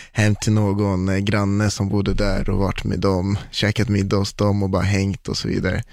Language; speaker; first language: Swedish; early bilingual, other home language; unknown